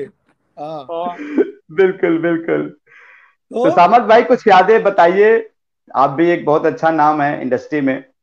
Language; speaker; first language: Hindi; non-native, local second language; Bhojpuri